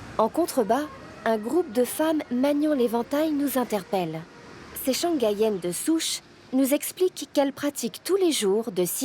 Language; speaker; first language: French; native; French